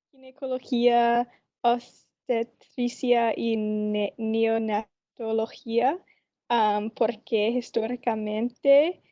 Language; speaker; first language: Spanish; non-native, learner; English